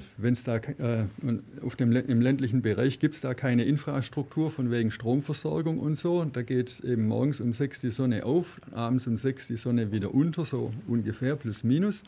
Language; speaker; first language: German; native; German